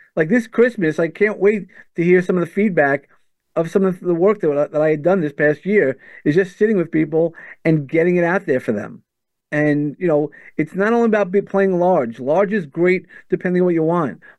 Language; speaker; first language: English; native; English